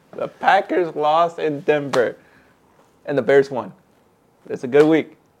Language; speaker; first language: English; early bilingual, other home language; Spanish